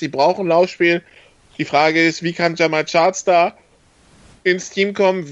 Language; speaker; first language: German; native; German